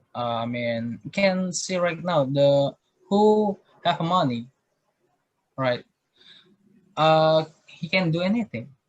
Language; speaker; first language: English; non-native, learner; Indonesian